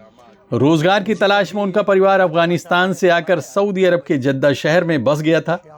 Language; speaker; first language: Hindi; native; Hindi